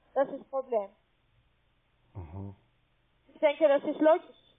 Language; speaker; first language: German; non-native, learner; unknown